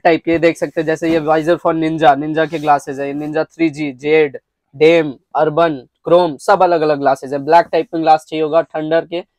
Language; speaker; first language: Hindi; native; Hindi